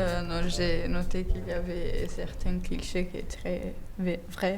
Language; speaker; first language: French; non-native, learner; Italian